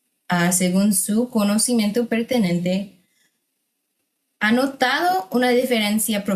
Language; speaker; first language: Spanish; non-native, fluent; English